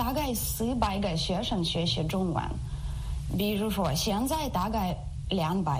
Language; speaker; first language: Chinese; non-native, learner; Ukrainian